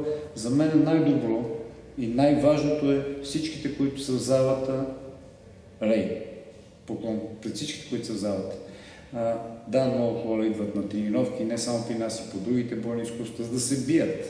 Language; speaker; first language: Bulgarian; native; Bulgarian